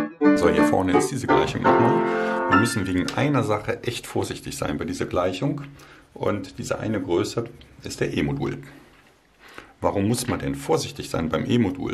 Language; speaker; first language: German; native; German